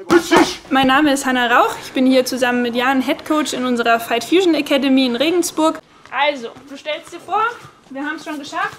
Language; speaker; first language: German; native; German